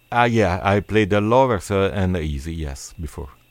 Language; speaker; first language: English; non-native, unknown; Italian